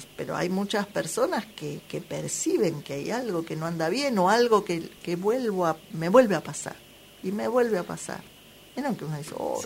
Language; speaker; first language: Spanish; native; Spanish